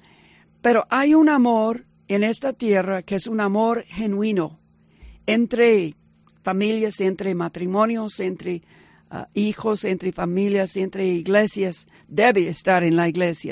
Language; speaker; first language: Spanish; early bilingual, heritage; Spanish